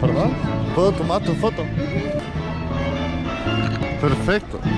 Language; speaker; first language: Spanish; non-native, learner; Danish